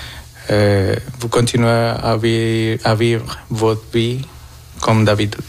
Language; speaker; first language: French; non-native, fluent; Spanish